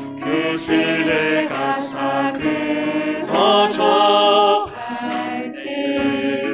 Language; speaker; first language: Korean; native; Korean